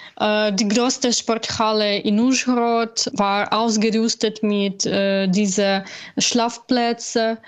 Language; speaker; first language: German; non-native, learner; Ukrainian